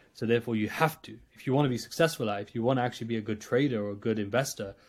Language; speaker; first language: English; native; English